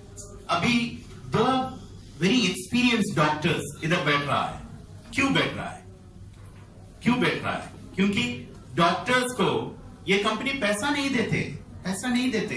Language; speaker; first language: Hindi; non-native, fluent; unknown